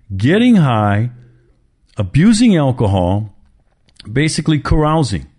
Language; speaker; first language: English; native; English